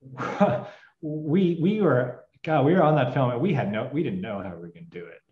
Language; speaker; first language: English; native; English